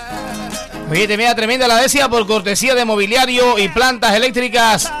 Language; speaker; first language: Spanish; native; Spanish